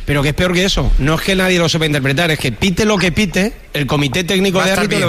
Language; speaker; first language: Spanish; native; Spanish